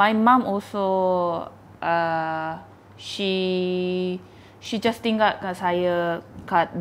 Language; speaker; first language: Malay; non-native, fluent; Korean